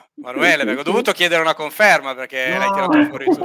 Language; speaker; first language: Italian; native; Italian